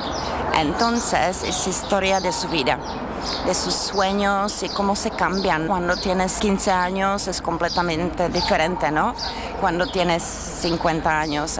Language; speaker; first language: Spanish; non-native, fluent; Czech